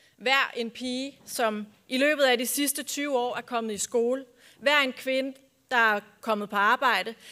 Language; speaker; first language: Danish; native; Danish